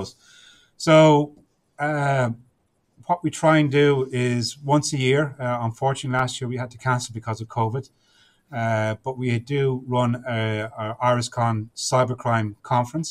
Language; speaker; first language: English; native; English